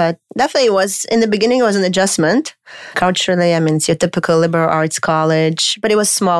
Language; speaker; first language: English; non-native, fluent; Romanian